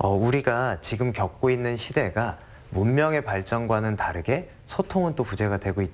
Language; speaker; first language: Korean; native; Korean